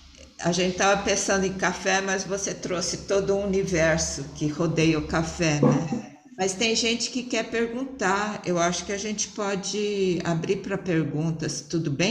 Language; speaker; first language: Portuguese; early bilingual, other home language; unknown